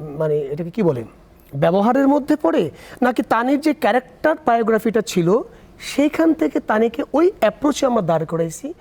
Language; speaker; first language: Bangla; native; Bangla